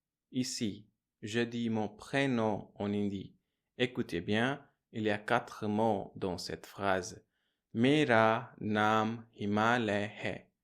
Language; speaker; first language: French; non-native, fluent; Hindi